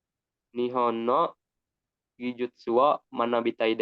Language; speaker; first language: Japanese; non-native, learner; Indonesian